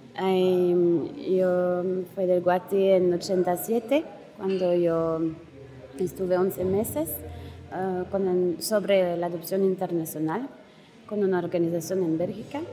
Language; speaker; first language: Spanish; non-native, learner; French